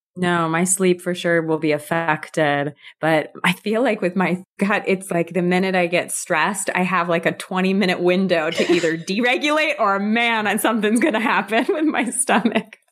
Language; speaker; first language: English; native; English